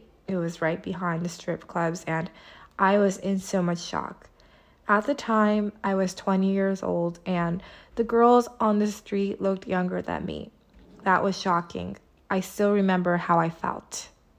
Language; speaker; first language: English; native; English